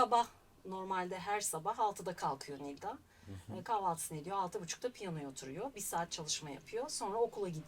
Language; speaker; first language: Turkish; native; Turkish